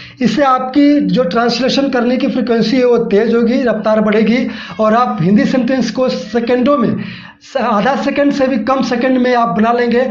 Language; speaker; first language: Hindi; native; Hindi